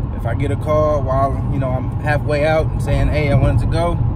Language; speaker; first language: English; native; English